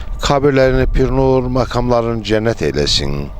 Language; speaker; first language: Turkish; native; Turkish